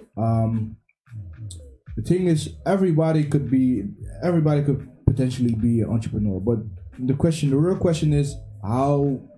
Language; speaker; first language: English; early bilingual, heritage; English